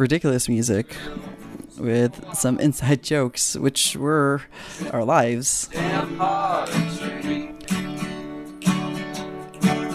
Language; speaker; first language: English; non-native, local second language; Filipino